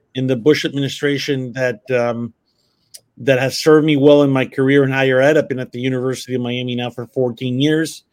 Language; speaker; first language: English; early bilingual, other home language; Spanish